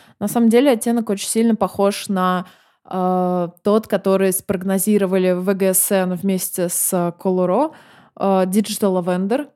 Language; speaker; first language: Russian; native; Russian